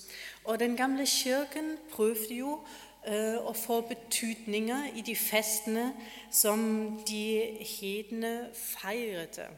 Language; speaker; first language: Norwegian; non-native, fluent; German